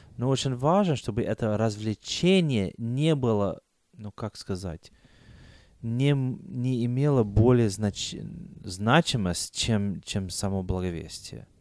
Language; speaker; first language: Russian; non-native, fluent; English